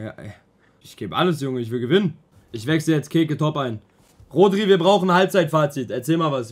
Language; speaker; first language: German; native; German